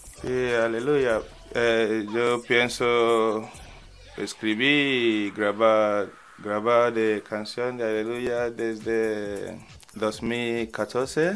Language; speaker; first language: Spanish; non-native, learner; English